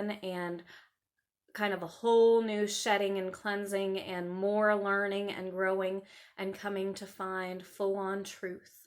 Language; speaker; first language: English; native; English